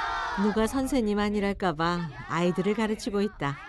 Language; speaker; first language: Korean; native; Korean